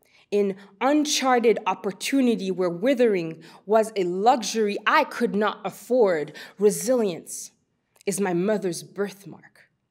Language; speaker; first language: English; early bilingual, other home language; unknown